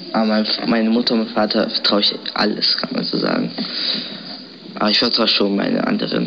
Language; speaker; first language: German; early bilingual, other home language; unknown